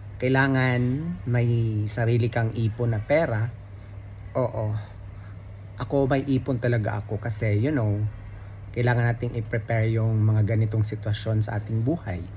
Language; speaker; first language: Filipino; native; Filipino